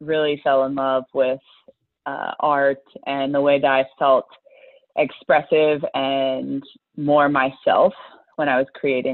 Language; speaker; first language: English; native; English